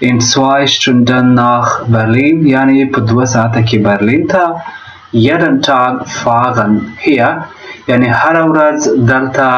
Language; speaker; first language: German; non-native, fluent; Pashto